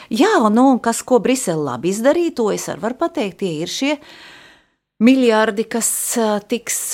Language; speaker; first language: Latvian; native; Latvian